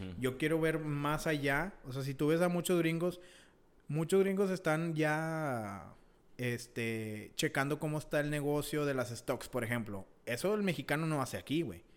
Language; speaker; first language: Spanish; early bilingual, heritage; Spanish